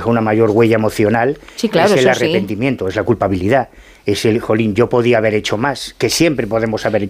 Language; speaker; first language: Spanish; native; Spanish